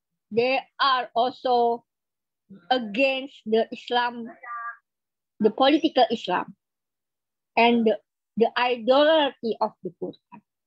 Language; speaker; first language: English; non-native, fluent; Indonesian